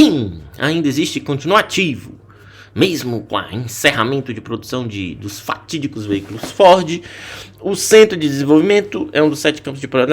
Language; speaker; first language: Portuguese; native; Portuguese